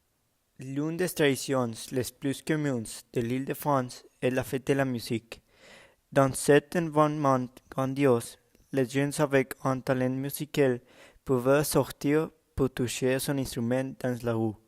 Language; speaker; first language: French; non-native, learner; Spanish